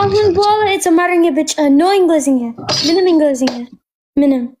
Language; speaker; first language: Amharic; non-native, learner; English